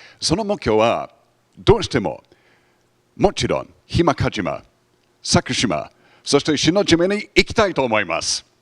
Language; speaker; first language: Japanese; non-native, fluent; English